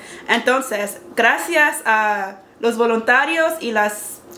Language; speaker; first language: Spanish; non-native, learner; English